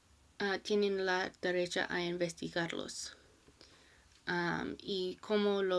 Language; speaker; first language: Spanish; non-native, learner; English